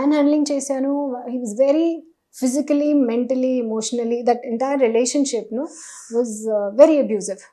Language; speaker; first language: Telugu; non-native, learner; Hindi